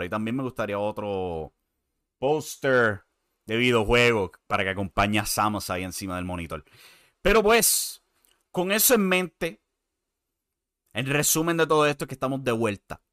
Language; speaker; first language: Spanish; native; Spanish